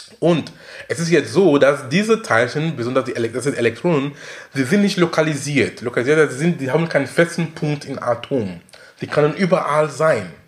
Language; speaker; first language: German; non-native, fluent; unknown